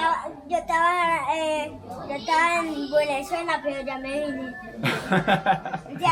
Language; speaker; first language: Spanish; native; Spanish